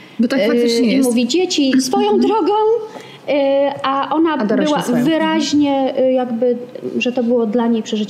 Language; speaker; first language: Polish; native; Polish